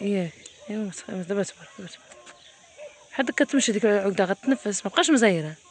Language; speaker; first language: Arabic; native; Arabic